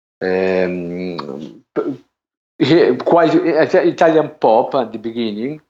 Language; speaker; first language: English; non-native, learner; Italian